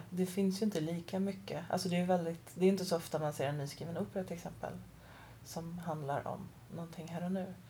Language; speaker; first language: Swedish; early bilingual, other home language; Persian